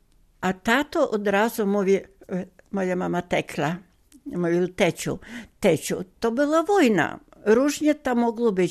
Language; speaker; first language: Polish; non-native, local second language; Ukrainian